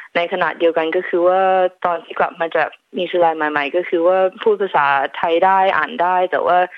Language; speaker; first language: Thai; native; Thai